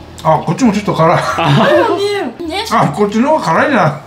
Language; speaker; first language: Japanese; native; Japanese